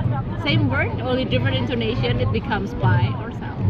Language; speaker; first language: English; non-native, local second language; Indonesian